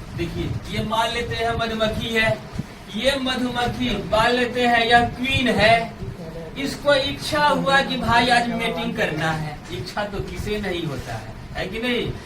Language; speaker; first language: Hindi; native; Hindi